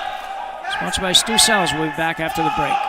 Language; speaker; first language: English; native; English